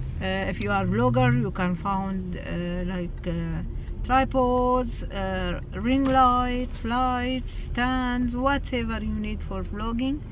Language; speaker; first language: English; non-native, learner; Arabic